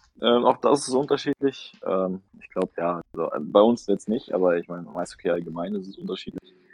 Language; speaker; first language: German; early bilingual, other home language; Russian